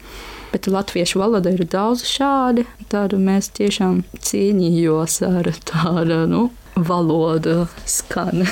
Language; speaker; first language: Latvian; non-native, learner; Japanese